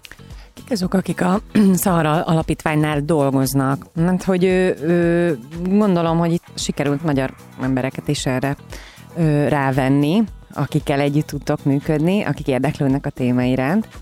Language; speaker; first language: Hungarian; native; Hungarian